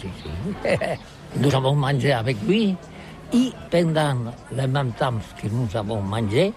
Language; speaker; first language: French; non-native, learner; Catalan